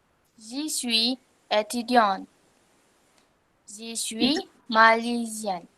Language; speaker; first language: French; non-native, learner; Malay